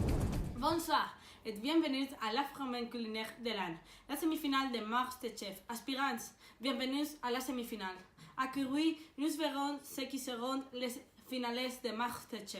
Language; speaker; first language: French; non-native, learner; Spanish